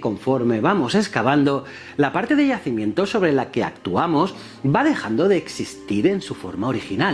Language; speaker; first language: Spanish; native; Spanish